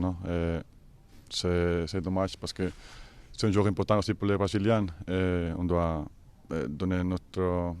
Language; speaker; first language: French; non-native, fluent; Spanish